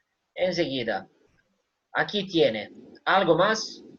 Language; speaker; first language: Spanish; non-native, learner; Serbian